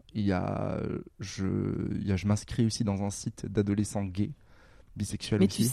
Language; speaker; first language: French; non-native, local second language; Arabic